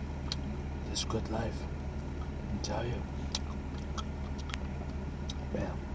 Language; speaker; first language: English; non-native, fluent; Dutch